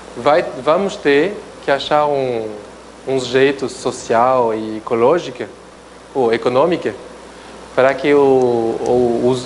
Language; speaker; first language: Portuguese; non-native, fluent; French